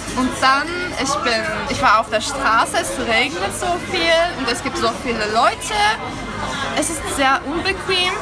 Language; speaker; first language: German; non-native, learner; Turkish